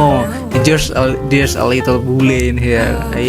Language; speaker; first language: English; non-native, learner; Indonesian